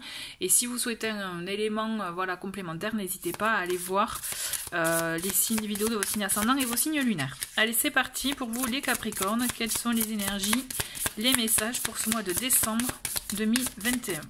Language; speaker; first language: French; native; French